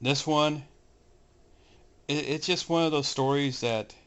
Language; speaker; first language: English; native; English